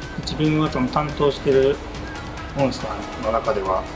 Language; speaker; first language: Japanese; native; Japanese